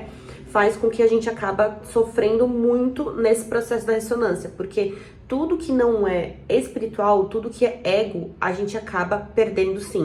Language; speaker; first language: Portuguese; native; Portuguese